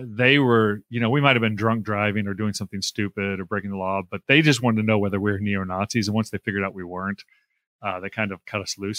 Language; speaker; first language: English; native; English